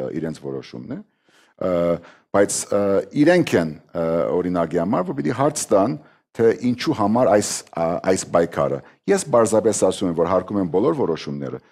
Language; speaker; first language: Armenian; early bilingual, heritage; Armenian